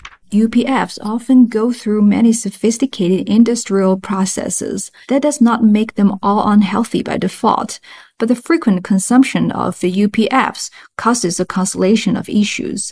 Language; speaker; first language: English; non-native, fluent; Chinese